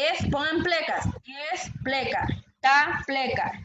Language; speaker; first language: Spanish; native; Spanish